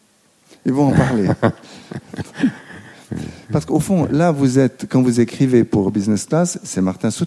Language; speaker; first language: French; native; French